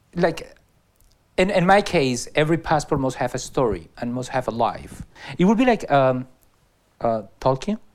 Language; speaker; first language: English; non-native, fluent; Spanish